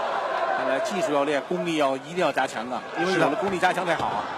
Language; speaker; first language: Chinese; native; Chinese